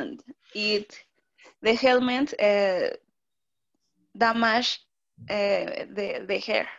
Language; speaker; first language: English; non-native, learner; Spanish